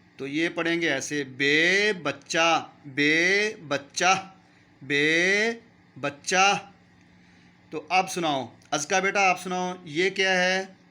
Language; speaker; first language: Urdu; non-native, local second language; Punjabi